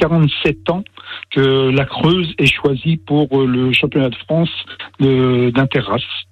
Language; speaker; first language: French; native; French